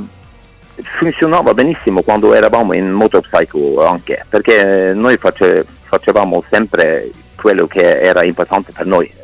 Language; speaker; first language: Italian; non-native, fluent; Norwegian